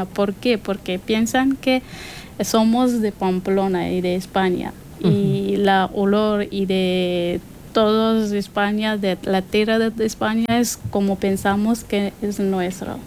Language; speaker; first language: Spanish; non-native, learner; Persian